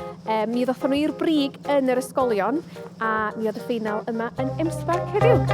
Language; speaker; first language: Welsh; native; Welsh